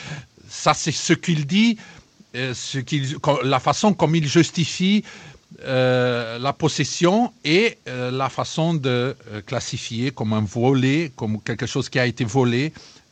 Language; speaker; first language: French; non-native, fluent; Portuguese